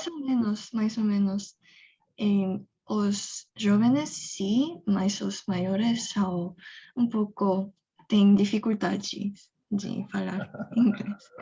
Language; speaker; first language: Portuguese; non-native, fluent; Korean